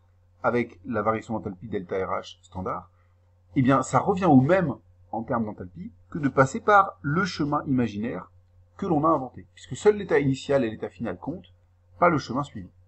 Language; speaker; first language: French; native; French